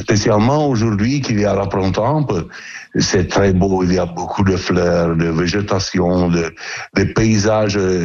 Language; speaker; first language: French; non-native, learner; Italian